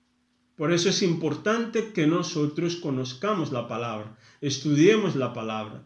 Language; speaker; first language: Spanish; non-native, fluent; Portuguese